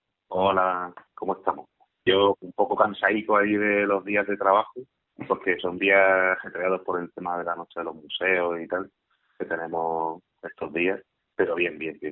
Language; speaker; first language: Spanish; native; Spanish